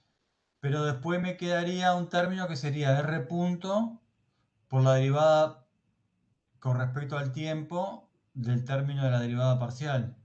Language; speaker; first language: Spanish; native; Spanish